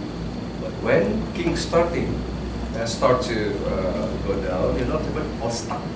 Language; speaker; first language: English; non-native, learner; Indonesian